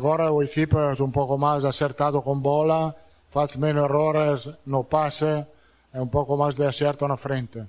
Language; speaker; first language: Portuguese; non-native, fluent; Italian